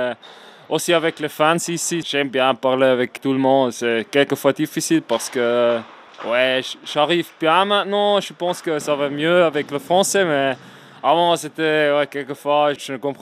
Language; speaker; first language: French; non-native, learner; Swiss German